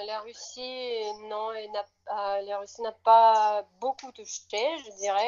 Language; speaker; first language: French; non-native, fluent; Russian